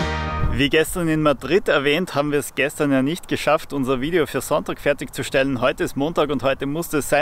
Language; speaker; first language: German; native; German